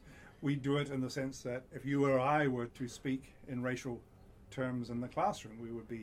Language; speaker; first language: English; native; English